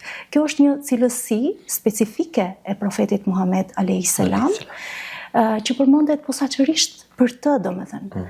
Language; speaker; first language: Albanian; native; Albanian